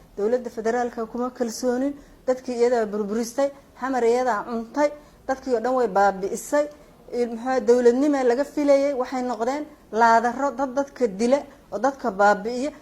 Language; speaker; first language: Somali; native; Somali